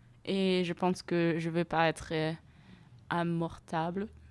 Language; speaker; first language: French; non-native, fluent; German